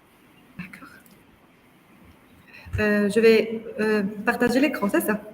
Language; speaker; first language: French; non-native, local second language; Arabic